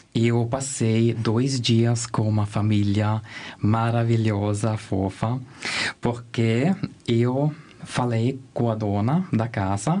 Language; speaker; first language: Portuguese; non-native, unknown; German